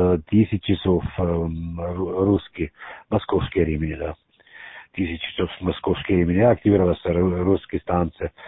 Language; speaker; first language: Russian; non-native, learner; German